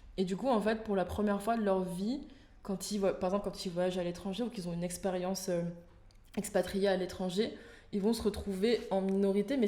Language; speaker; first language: French; native; French